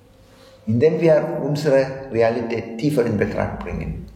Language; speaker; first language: German; non-native, fluent; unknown